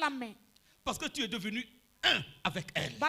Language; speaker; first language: French; non-native, local second language; Mossi